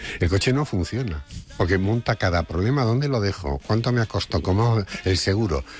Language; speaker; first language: Spanish; native; Spanish